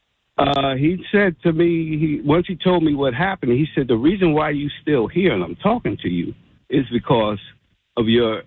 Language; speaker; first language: English; native; English